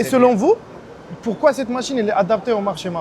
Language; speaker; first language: French; non-native, local second language; Arabic